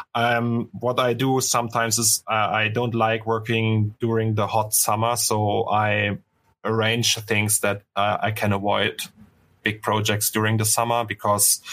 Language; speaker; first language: English; non-native, fluent; German